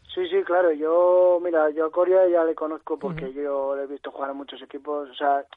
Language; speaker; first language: Spanish; native; Spanish